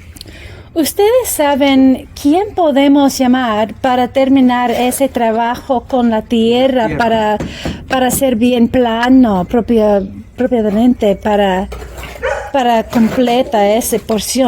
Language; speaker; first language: Spanish; non-native, learner; English